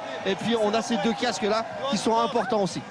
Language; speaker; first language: French; native; French